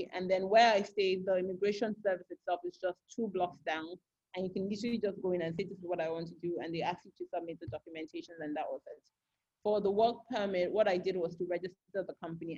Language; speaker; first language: English; non-native, local second language; Yoruba